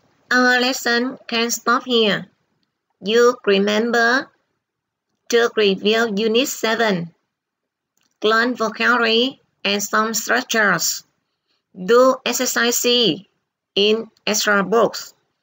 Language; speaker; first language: English; non-native, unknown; Vietnamese